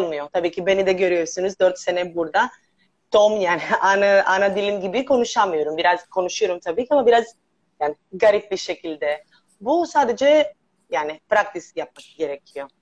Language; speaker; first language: Turkish; non-native, learner; Greek